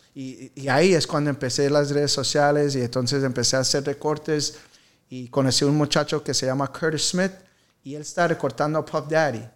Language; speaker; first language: Spanish; early bilingual, heritage; Spanish